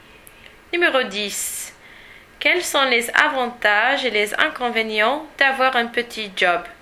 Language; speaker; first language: French; non-native, learner; English